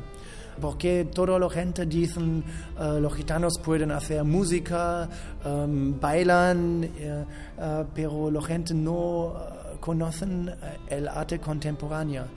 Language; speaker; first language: Spanish; non-native, learner; German